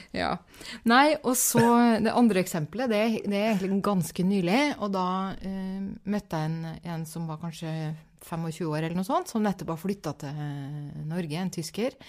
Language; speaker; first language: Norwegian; native; Norwegian